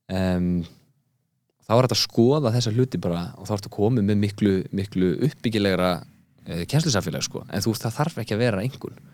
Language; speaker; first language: Icelandic; early bilingual, heritage; Icelandic